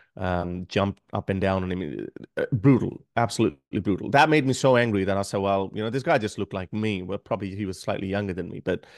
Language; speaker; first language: English; non-native, local second language; Urdu